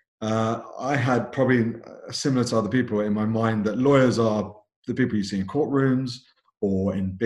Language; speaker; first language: English; native; English